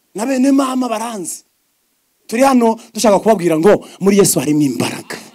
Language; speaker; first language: Kinyarwanda; early bilingual, heritage; Kinyarwanda